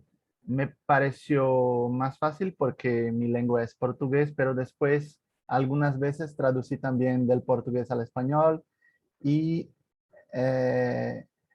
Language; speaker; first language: Spanish; non-native, fluent; Portuguese